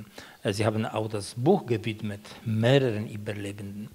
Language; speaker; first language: German; non-native, fluent; Polish